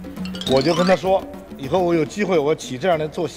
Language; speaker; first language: Chinese; native; Chinese